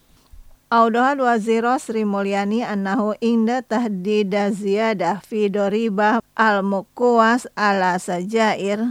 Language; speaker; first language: Arabic; non-native, learner; Indonesian